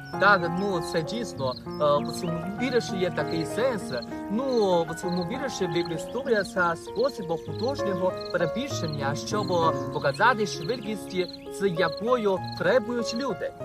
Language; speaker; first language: Ukrainian; non-native, fluent; Chinese